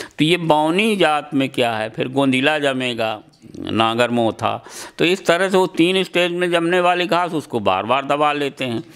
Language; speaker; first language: Hindi; native; Hindi